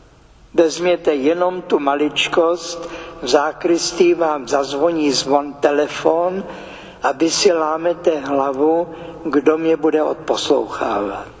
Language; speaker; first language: Czech; native; Czech